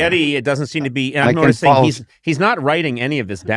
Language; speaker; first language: English; native; English